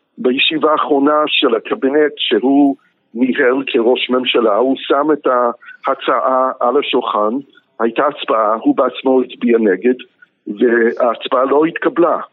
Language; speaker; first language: Hebrew; non-native, fluent; English